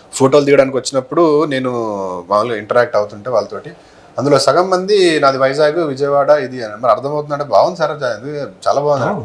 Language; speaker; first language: Telugu; native; Telugu